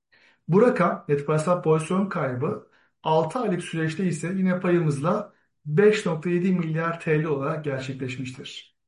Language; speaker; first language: Turkish; native; Turkish